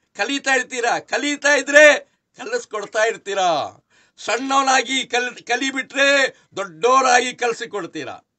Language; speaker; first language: Kannada; non-native, local second language; Urdu